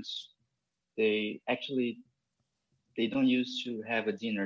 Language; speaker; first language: English; non-native, fluent; Portuguese